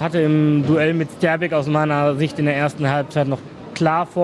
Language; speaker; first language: German; native; German